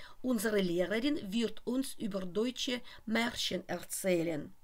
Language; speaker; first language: German; non-native, fluent; Russian